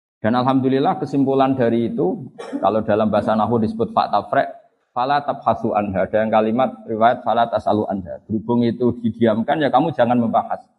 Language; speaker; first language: Indonesian; non-native, local second language; Javanese